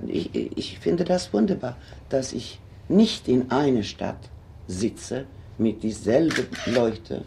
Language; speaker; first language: German; non-native, fluent; Swedish